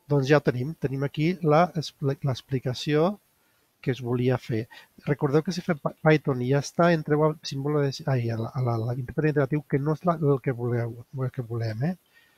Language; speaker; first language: Catalan; non-native, local second language; Spanish